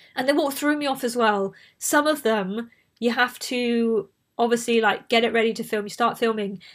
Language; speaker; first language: English; native; English